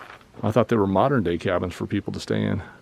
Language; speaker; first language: English; native; English